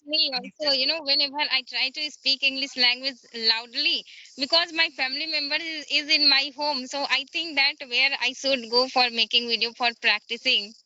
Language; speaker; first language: English; non-native, learner; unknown